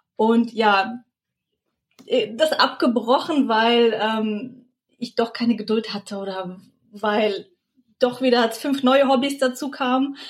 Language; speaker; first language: German; early bilingual, other home language; Russian